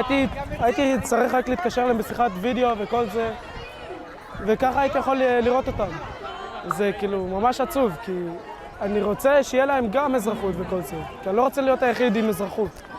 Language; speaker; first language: Hebrew; early bilingual, other home language; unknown